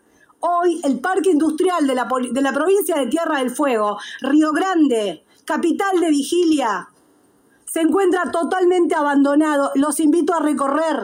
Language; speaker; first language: Spanish; native; Spanish